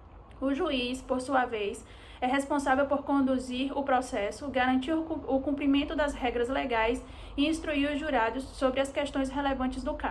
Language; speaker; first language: Portuguese; native; Portuguese